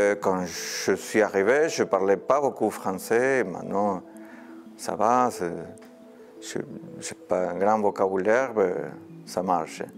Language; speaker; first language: French; non-native, fluent; Spanish